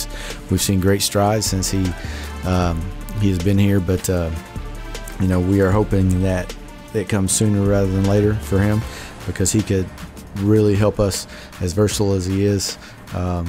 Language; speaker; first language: English; native; English